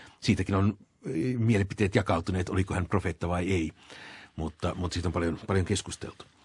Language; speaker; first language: Finnish; native; Finnish